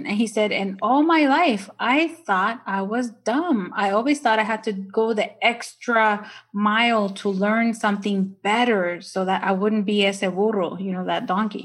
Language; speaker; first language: English; early bilingual, other home language; Spanish